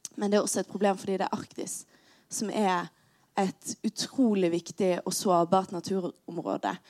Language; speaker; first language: Norwegian; native; Norwegian